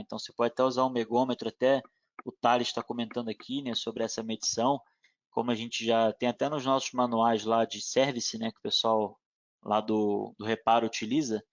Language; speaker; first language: Portuguese; native; Portuguese